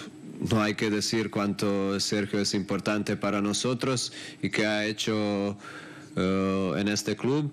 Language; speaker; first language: Spanish; non-native, fluent; Croatian